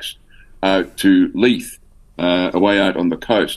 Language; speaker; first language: English; native; English